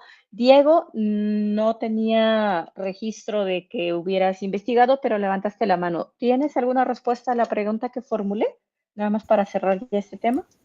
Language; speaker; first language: Spanish; native; Spanish